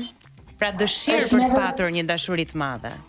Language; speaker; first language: Albanian; native; Albanian